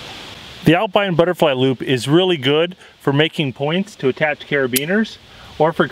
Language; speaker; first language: English; native; English